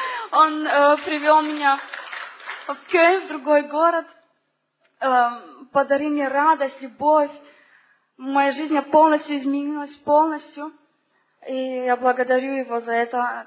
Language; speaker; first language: Russian; non-native, learner; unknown